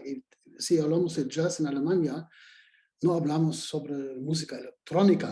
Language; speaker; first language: Spanish; non-native, fluent; German